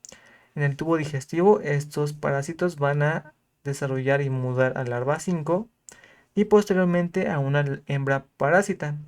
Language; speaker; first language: Spanish; native; Spanish